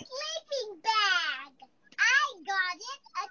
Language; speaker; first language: English; non-native, learner; Chinese